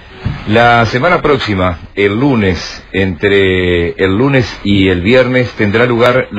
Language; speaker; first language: Spanish; native; Spanish